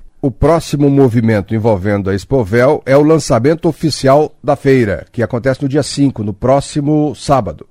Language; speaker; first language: Portuguese; native; Portuguese